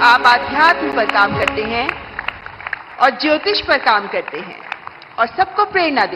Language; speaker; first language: Hindi; native; Hindi